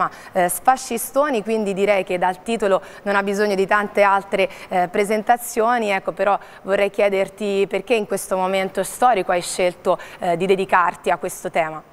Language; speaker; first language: Italian; native; Italian